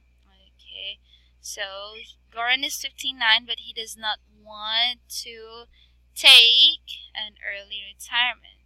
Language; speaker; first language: English; non-native, fluent; Filipino